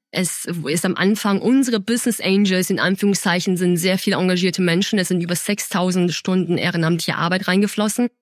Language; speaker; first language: German; early bilingual, other home language; Chinese